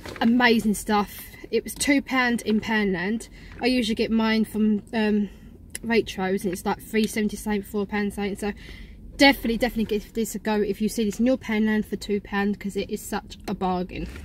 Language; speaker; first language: English; native; English